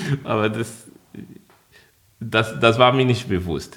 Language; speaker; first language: German; non-native, fluent; French